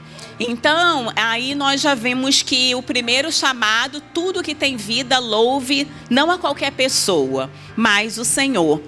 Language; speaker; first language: Portuguese; native; Portuguese